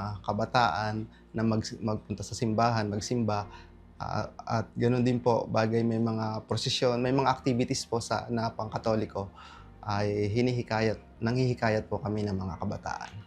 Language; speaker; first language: Filipino; native; Filipino